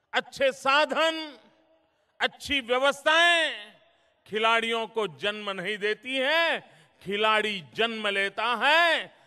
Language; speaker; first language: Hindi; non-native, local second language; Gujarati